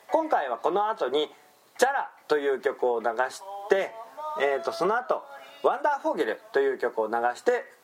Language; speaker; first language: Japanese; native; Japanese